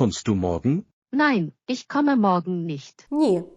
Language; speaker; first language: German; non-native, fluent; Ukrainian